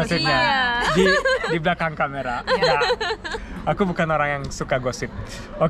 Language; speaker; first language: Indonesian; early bilingual, heritage; German